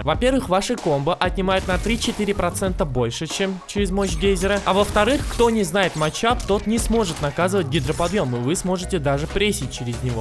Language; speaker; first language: Russian; native; Russian